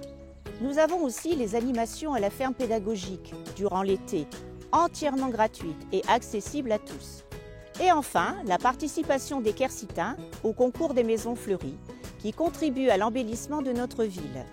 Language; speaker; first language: French; native; French